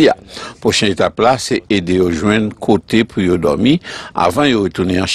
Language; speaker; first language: French; early bilingual, heritage; Haitian Creole